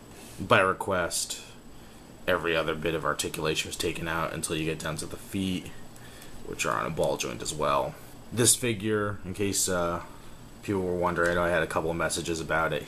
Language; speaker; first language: English; native; English